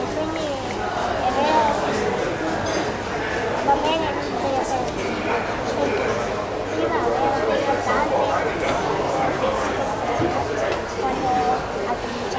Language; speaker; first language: Italian; non-native, learner; Slovenian